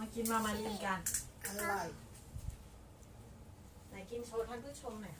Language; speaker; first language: Thai; native; Thai